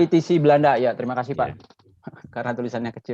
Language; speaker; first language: Indonesian; native; Indonesian